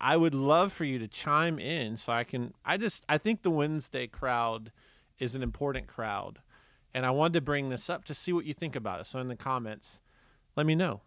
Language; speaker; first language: English; native; English